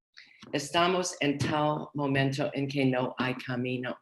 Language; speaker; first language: Spanish; non-native, learner; English